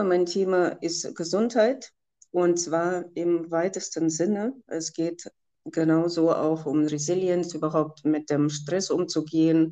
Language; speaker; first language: German; non-native, fluent; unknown